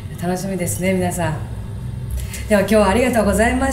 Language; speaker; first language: Japanese; native; Japanese